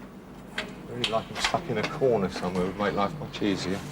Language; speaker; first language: English; native; English